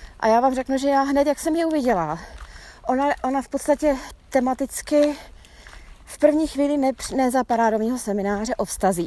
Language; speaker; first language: Czech; native; Czech